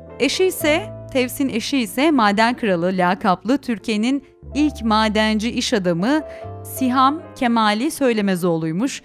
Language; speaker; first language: Turkish; native; Turkish